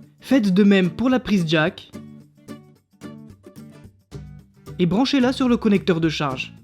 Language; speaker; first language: French; native; French